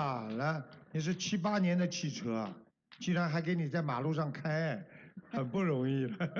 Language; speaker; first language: Chinese; native; Chinese